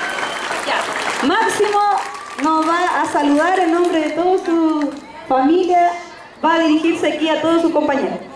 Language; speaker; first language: Spanish; native; Spanish